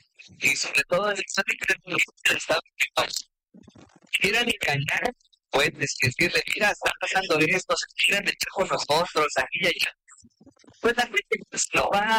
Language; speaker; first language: Spanish; native; Spanish